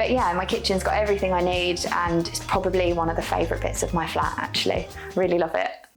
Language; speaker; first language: English; native; English